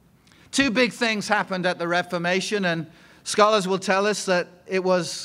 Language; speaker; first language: English; native; English